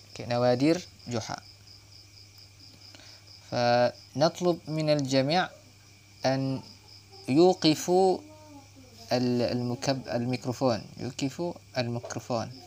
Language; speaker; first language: Arabic; non-native, fluent; Indonesian